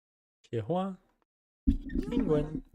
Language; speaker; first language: Chinese; non-native, learner; English